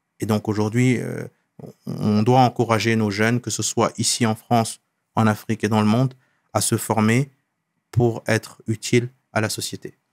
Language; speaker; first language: French; non-native, local second language; Wolof